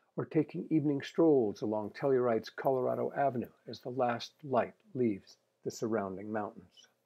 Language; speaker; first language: English; native; English